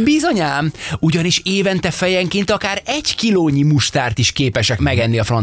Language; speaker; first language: Hungarian; native; Hungarian